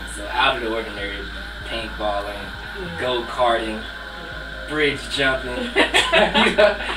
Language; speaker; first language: English; native; English